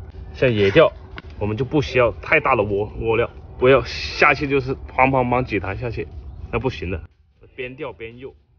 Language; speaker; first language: Chinese; native; Chinese